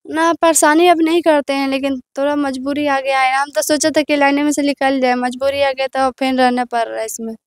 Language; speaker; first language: Hindi; native; Hindi